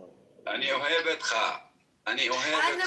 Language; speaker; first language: Hebrew; non-native, learner; English